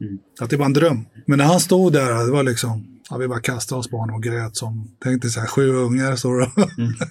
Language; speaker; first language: Swedish; early bilingual, other home language; Arabic